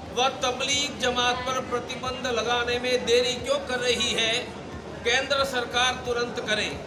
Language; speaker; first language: Hindi; native; Hindi